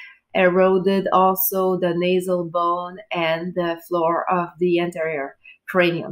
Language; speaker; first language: English; non-native, fluent; French